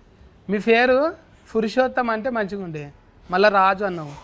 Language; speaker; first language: Telugu; native; Telugu